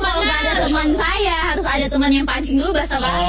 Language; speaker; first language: Indonesian; native; Indonesian